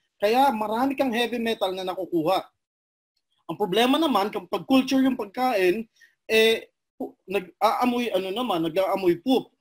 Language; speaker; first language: Filipino; non-native, local second language; Cebuano